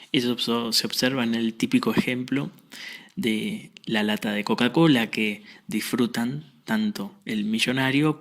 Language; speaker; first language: Spanish; native; Spanish